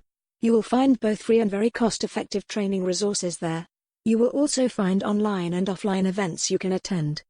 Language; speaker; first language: English; native; English